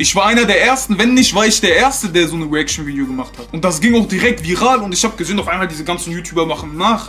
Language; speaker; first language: German; native; German